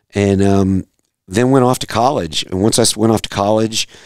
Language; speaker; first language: English; native; English